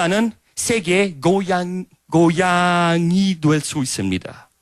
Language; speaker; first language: Korean; non-native, fluent; Italian